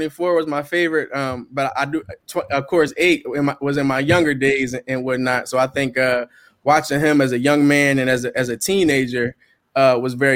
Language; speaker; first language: English; native; English